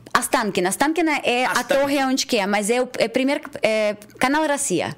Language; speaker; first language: Portuguese; non-native, fluent; Russian